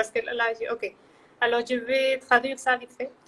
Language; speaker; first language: French; non-native, fluent; Spanish